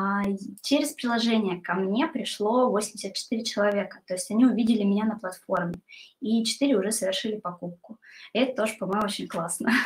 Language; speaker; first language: Russian; native; Russian